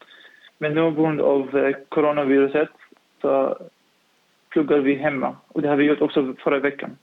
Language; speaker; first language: Swedish; non-native, fluent; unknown